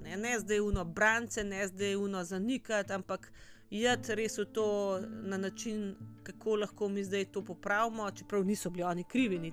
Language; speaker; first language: Slovenian; native; Slovenian